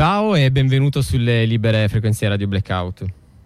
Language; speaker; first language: Italian; native; Italian